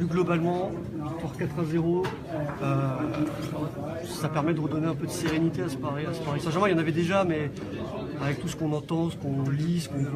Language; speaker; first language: French; native; French